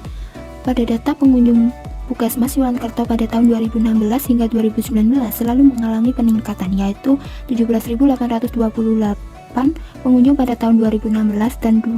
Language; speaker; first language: Indonesian; native; Indonesian